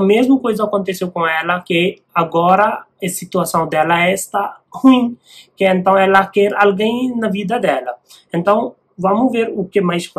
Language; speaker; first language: Portuguese; non-native, learner; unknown